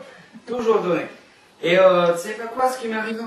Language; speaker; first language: French; native; French